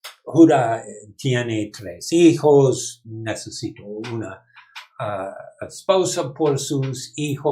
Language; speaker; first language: Spanish; non-native, learner; English